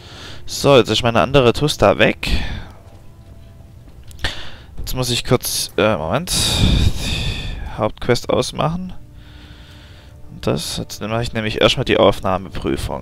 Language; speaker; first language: German; native; German